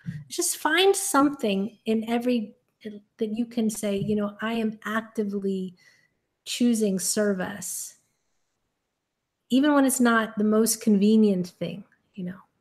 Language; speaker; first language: English; native; English